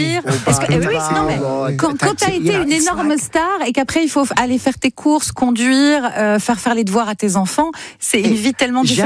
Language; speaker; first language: French; native; French